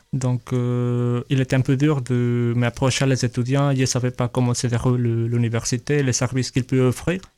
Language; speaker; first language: French; non-native, learner; Spanish